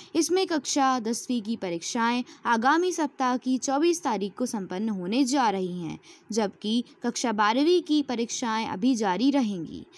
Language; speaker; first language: Hindi; native; Hindi